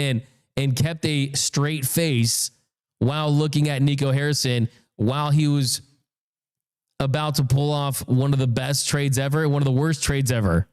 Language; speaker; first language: English; native; English